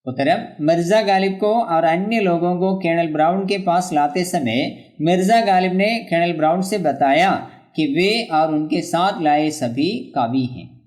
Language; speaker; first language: Hindi; non-native, local second language; Malayalam